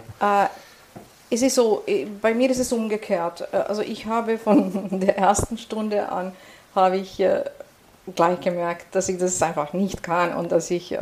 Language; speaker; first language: German; non-native, fluent; Serbian